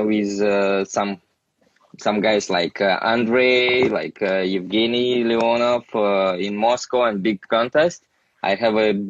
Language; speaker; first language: English; non-native, learner; Russian